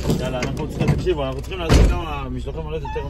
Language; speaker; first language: Hebrew; native; Hebrew